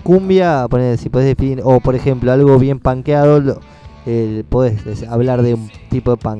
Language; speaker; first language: Spanish; native; Spanish